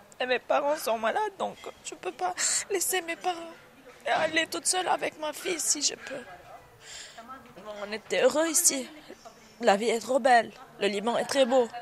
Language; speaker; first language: French; non-native, local second language; Arabic